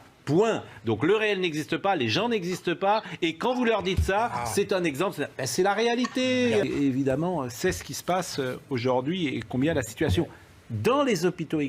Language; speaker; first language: French; native; French